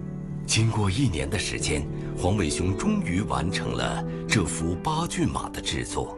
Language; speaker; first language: Chinese; native; Chinese